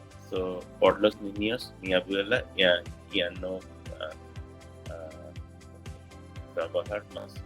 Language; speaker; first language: Spanish; non-native, learner; English